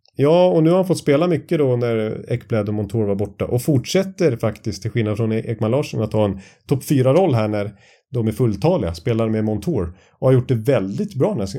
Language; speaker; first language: Swedish; native; Swedish